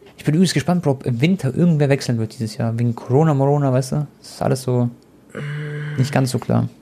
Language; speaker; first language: German; early bilingual, other home language; Croatian